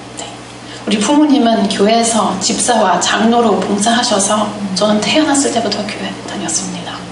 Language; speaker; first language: Korean; non-native, fluent; German